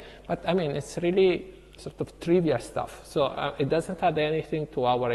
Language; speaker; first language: English; non-native, fluent; Italian